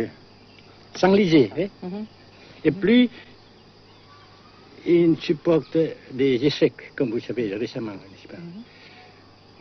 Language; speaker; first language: French; non-native, fluent; Vietnamese